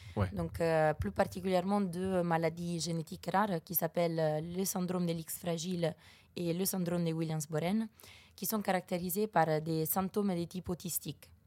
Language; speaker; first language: French; non-native, fluent; Italian